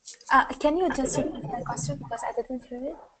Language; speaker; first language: English; non-native, learner; Arabic